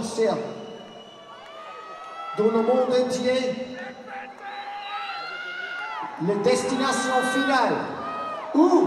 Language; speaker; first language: French; non-native, learner; English